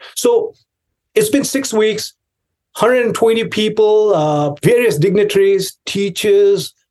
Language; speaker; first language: English; non-native, local second language; Tibetan